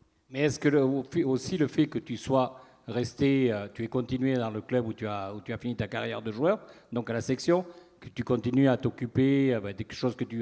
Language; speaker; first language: French; native; French